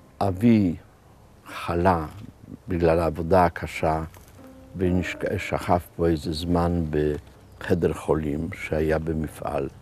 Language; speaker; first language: Hebrew; non-native, fluent; Polish